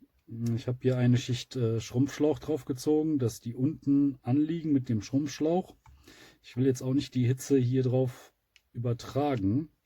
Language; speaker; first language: German; native; German